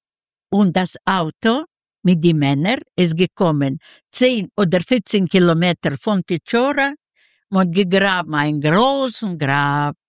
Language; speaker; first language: German; non-native, learner; Yiddish